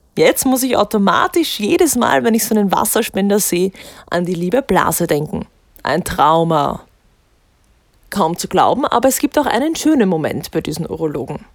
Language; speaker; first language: German; native; German